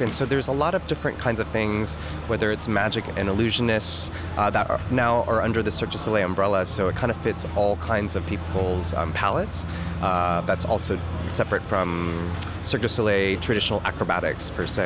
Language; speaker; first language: English; native; English